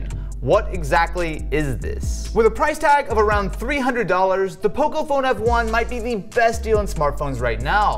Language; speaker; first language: English; native; English